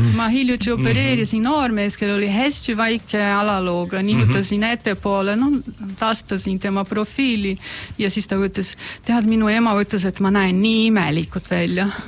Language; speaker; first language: Estonian; non-native, fluent; Portuguese